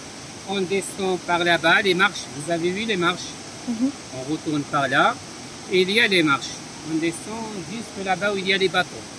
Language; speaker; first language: French; non-native, local second language; Arabic